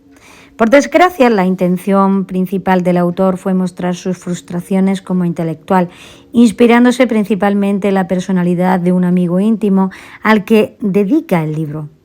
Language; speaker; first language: Spanish; native; Spanish